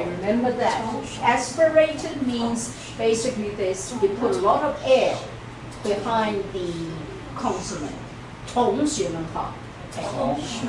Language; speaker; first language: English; non-native, fluent; Chinese